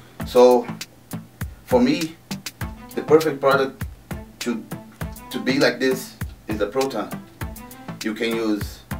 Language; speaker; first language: English; non-native, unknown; Portuguese